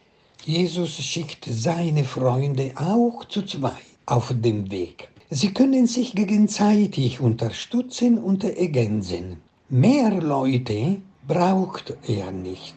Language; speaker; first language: German; non-native, fluent; Italian